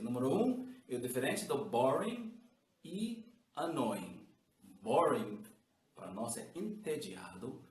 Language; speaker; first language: Portuguese; non-native, learner; English